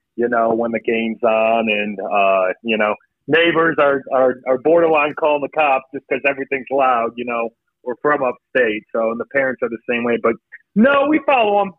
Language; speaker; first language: English; native; English